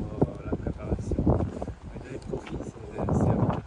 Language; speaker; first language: French; non-native, learner; Japanese